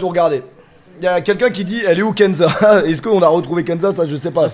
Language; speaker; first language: French; native; French